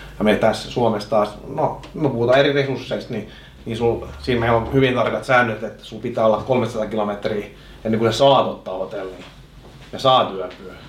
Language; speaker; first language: Finnish; non-native, local second language; Swedish